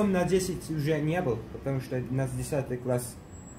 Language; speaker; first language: Russian; early bilingual, heritage; Turkish